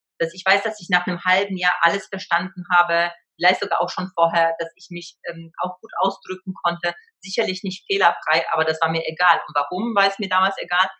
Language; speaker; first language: German; early bilingual, other home language; Polish